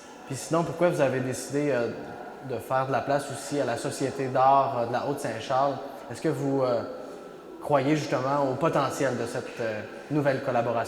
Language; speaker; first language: French; native; French